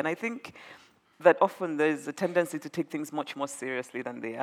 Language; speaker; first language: English; non-native, local second language; Igbo